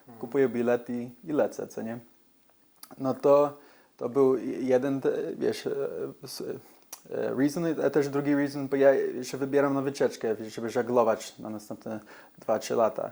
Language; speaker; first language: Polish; early bilingual, heritage; English